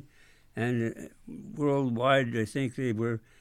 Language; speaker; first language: English; native; English